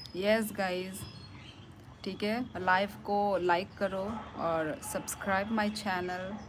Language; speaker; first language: Hindi; non-native, local second language; Kok Borok